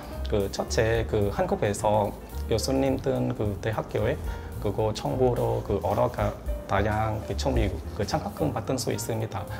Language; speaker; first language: Korean; non-native, learner; Vietnamese